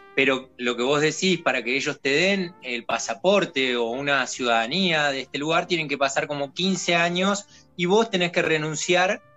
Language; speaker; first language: Spanish; native; Spanish